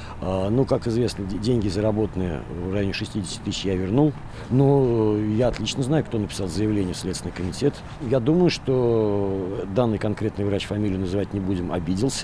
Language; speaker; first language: Russian; native; Russian